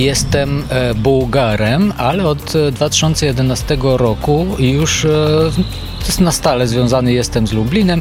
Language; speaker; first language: Polish; non-native, fluent; Bulgarian